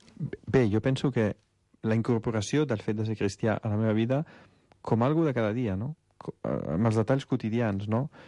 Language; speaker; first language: Catalan; non-native, fluent; Italian